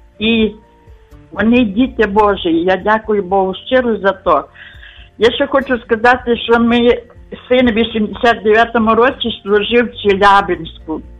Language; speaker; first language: Ukrainian; native; Ukrainian